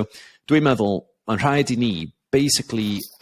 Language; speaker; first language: Welsh; non-native, learner; English